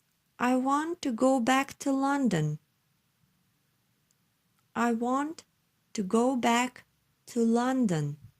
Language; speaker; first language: English; non-native, learner; Turkish